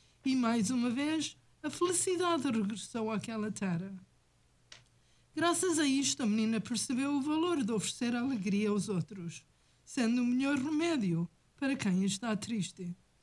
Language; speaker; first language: Portuguese; native; Portuguese